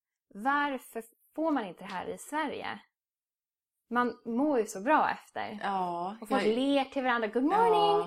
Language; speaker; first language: Swedish; native; Swedish